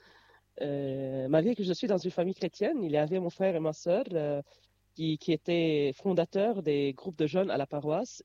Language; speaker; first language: French; non-native, local second language; Arabic